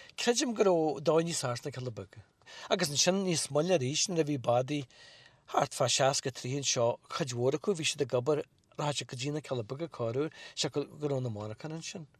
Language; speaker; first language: Irish; native; Irish